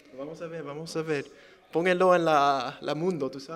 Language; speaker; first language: Spanish; early bilingual, heritage; English